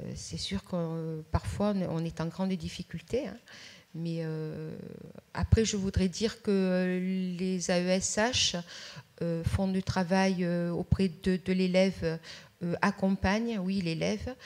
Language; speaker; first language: French; native; French